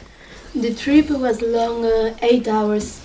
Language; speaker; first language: English; non-native, learner; Italian